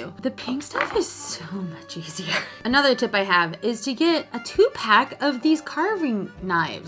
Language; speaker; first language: English; native; English